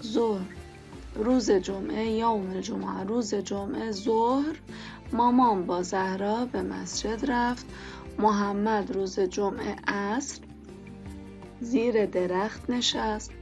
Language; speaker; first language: Persian; non-native, fluent; Arabic